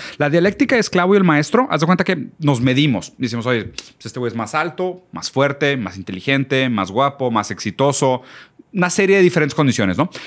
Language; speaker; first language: Spanish; early bilingual, other home language; Portuguese